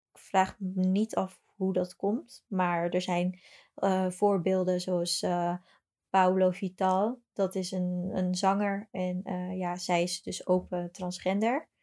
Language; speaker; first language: Dutch; early bilingual, other home language; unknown